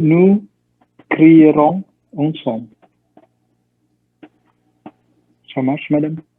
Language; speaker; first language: French; non-native, learner; Indonesian